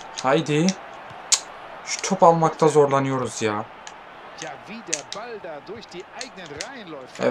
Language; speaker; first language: Turkish; native; Turkish